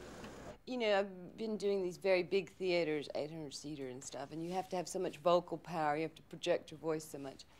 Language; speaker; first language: English; native; English